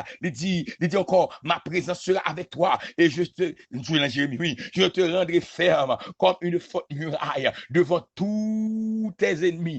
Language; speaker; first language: French; non-native, local second language; Haitian Creole